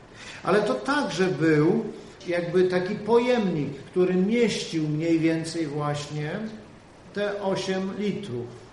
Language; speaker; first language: Polish; native; Polish